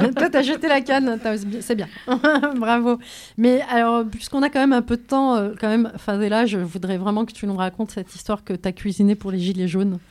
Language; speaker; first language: French; early bilingual, other home language; Kabyle